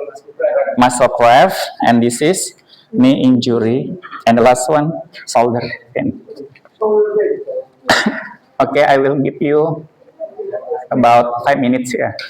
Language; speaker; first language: English; non-native, fluent; Indonesian